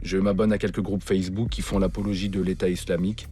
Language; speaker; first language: French; native; French